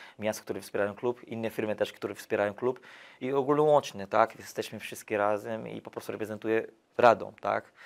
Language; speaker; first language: Polish; non-native, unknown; Portuguese